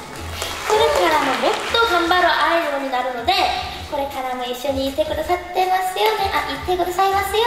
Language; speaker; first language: Japanese; non-native, learner; Korean